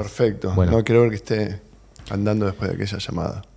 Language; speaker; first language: Spanish; native; Spanish